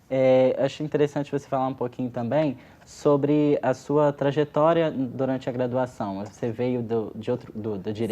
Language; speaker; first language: Portuguese; native; Portuguese